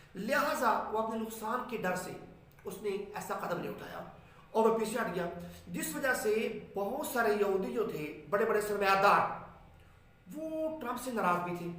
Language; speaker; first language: Urdu; non-native, local second language; Punjabi